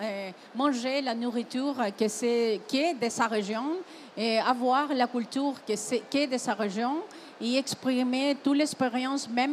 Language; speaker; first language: French; non-native, fluent; Spanish